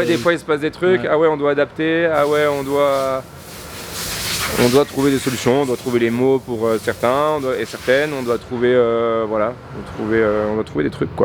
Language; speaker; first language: French; native; French